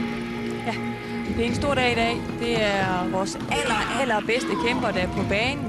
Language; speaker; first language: Danish; native; Danish